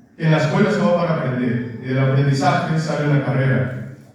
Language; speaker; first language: Spanish; early bilingual, heritage; Spanish